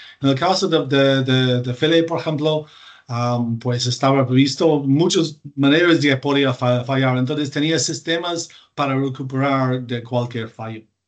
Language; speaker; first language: Spanish; non-native, fluent; English